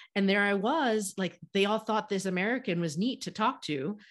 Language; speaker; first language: English; native; English